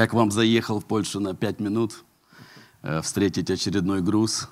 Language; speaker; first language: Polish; non-native, learner; Russian